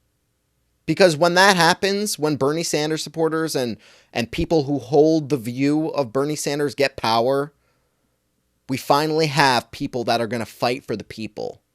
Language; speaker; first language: English; native; English